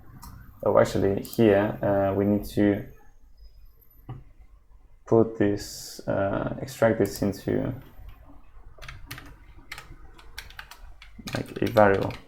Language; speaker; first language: English; non-native, fluent; Spanish